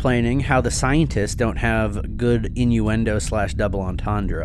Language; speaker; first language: English; native; English